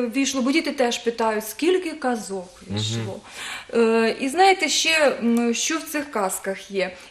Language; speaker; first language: Ukrainian; native; Ukrainian